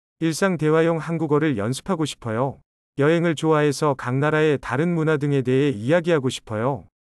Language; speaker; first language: Korean; non-native, learner; Chinese